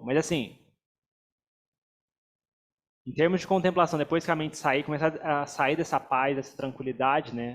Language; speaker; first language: Portuguese; native; Portuguese